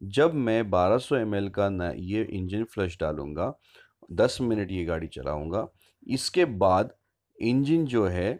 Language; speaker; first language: Hindi; non-native, local second language; Marathi